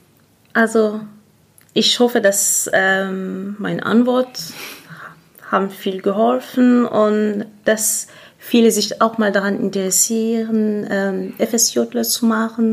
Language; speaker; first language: German; non-native, fluent; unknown